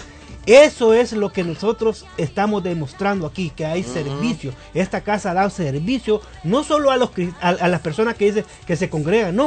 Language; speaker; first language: Spanish; native; Spanish